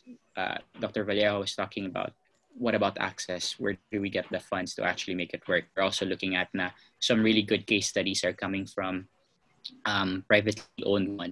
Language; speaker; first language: English; non-native, local second language; Cebuano